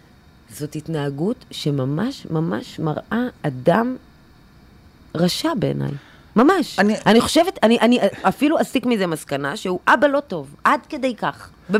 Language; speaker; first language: Hebrew; native; Hebrew